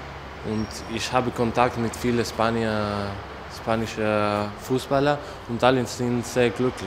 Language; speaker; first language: German; non-native, learner; Spanish